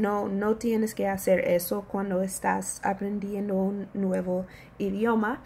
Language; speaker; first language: Spanish; non-native, learner; English